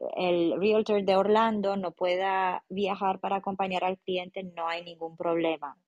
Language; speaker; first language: Spanish; non-native, fluent; Romanian